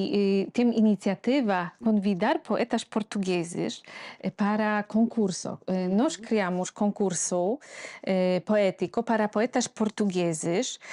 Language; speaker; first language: Portuguese; non-native, fluent; Polish